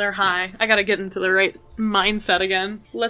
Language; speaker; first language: English; native; English